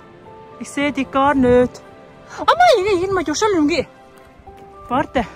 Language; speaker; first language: German; non-native, learner; Tibetan